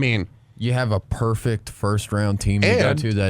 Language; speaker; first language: English; native; English